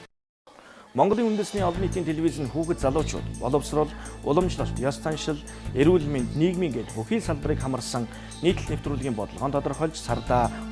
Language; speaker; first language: Mongolian; native; Mongolian